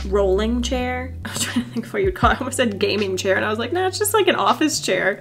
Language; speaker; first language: English; native; English